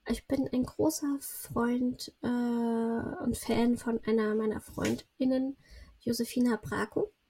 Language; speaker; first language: German; early bilingual, other home language; Russian